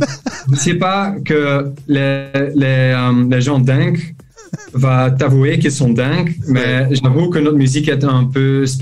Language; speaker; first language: French; non-native, local second language; Dutch